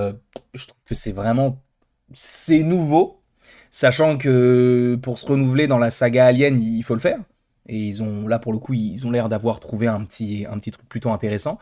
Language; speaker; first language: French; native; French